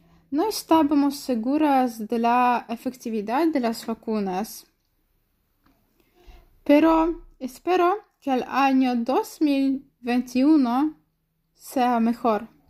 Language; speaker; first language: Spanish; non-native, fluent; Polish